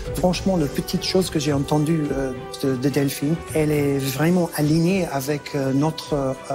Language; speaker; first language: French; non-native, fluent; English